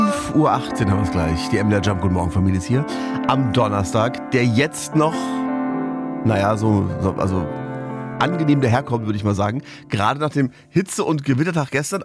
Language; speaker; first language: German; native; German